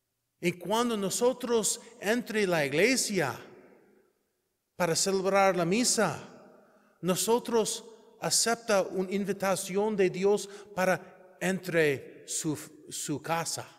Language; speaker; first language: Spanish; non-native, learner; English